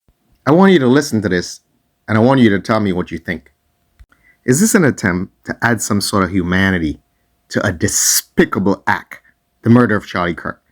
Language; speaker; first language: English; native; English